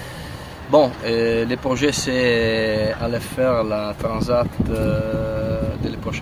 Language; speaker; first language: French; non-native, fluent; Italian